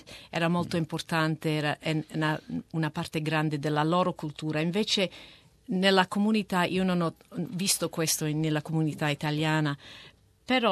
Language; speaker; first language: Italian; early bilingual, heritage; Italian